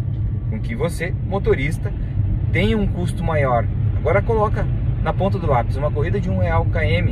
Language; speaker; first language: Portuguese; native; Portuguese